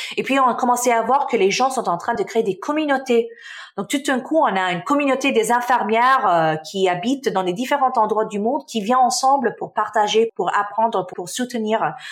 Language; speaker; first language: French; early bilingual, other home language; Arabic